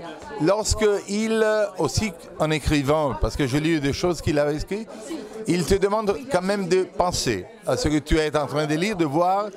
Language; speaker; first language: French; non-native, fluent; Italian